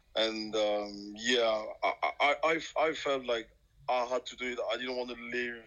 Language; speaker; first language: English; non-native, local second language; French